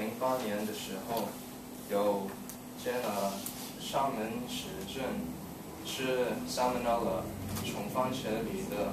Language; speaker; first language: Chinese; non-native, learner; English